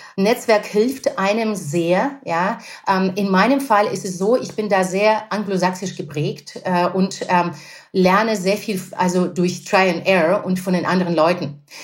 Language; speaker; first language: German; non-native, fluent; Russian